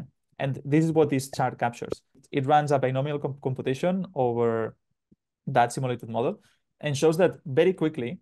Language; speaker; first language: English; non-native, fluent; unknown